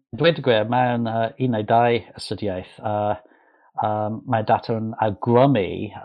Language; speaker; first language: Welsh; non-native, local second language; English